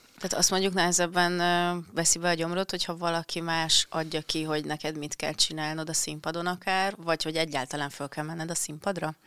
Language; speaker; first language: Hungarian; native; Hungarian